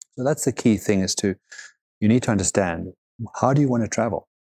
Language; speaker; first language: English; native; English